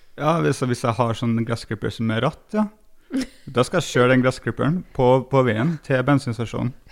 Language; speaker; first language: Norwegian; native; Norwegian